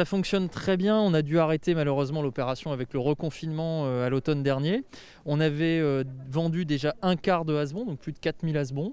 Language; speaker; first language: French; native; French